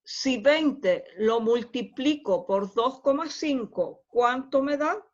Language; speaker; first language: Spanish; native; Spanish